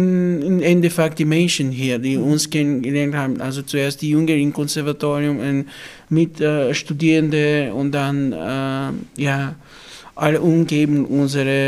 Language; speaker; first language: German; non-native, fluent; Bulgarian